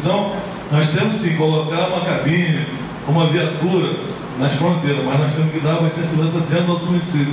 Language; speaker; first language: Portuguese; native; Portuguese